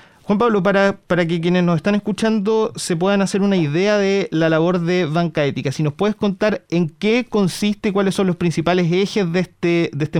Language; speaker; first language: Spanish; native; Spanish